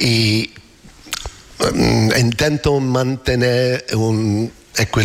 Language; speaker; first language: Spanish; non-native, learner; English